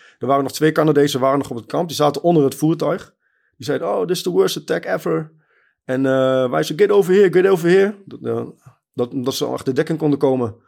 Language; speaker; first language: Dutch; early bilingual, other home language; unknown